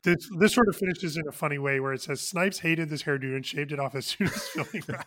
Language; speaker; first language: English; native; English